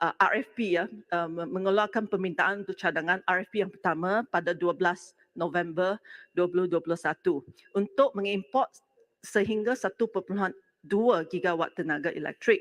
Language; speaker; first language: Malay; non-native, local second language; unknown